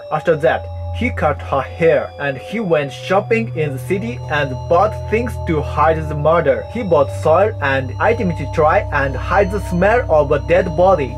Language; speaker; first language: English; non-native, fluent; Japanese